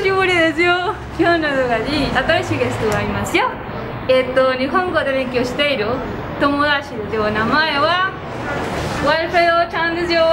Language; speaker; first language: Japanese; non-native, learner; Spanish